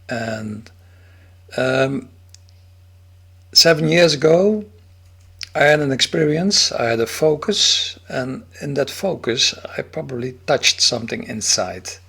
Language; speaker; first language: English; non-native, fluent; Dutch